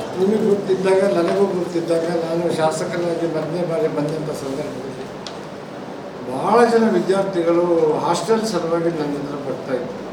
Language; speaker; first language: Kannada; non-native, local second language; Lambadi